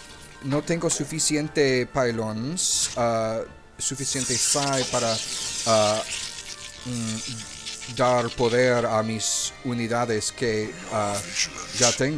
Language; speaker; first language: Spanish; non-native, learner; English